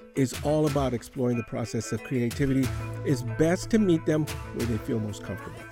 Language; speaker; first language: English; native; English